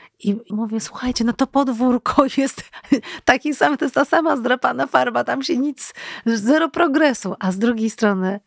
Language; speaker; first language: Polish; native; Polish